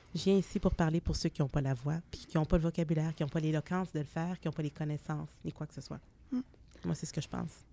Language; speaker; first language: French; native; French